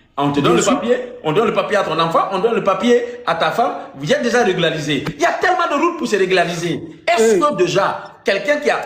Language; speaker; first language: French; non-native, local second language; Fula